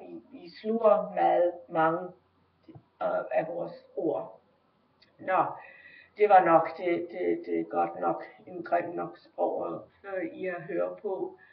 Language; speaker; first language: Danish; early bilingual, heritage; Danish